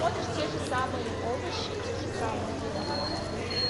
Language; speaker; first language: Russian; native; Russian